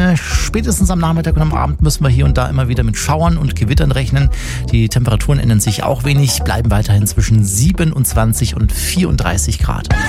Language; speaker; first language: German; native; German